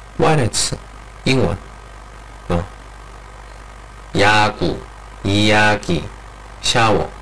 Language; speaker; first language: Chinese; non-native, learner; Korean